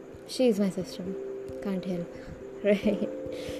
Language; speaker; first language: Hindi; native; Hindi